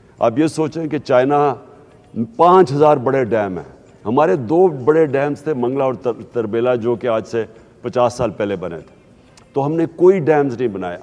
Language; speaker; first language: Urdu; native; Urdu